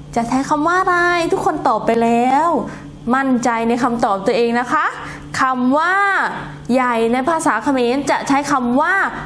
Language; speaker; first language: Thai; non-native, local second language; Northern Khmer